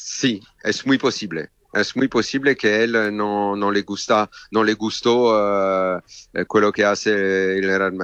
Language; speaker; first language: Spanish; non-native, learner; French